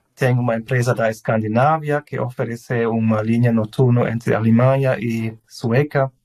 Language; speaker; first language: Portuguese; non-native, learner; German